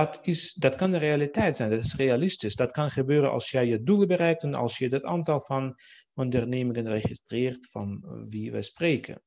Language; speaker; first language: Dutch; non-native, fluent; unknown